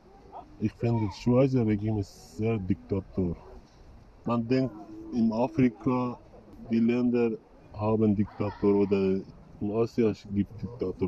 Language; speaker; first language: German; non-native, learner; Persian